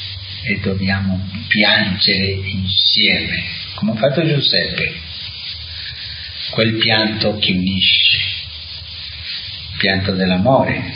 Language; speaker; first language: Italian; non-native, fluent; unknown